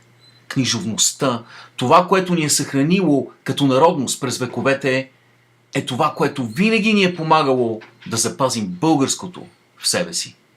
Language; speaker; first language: Bulgarian; native; Bulgarian